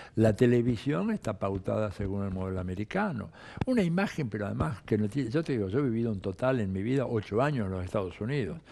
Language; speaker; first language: Spanish; early bilingual, other home language; Italian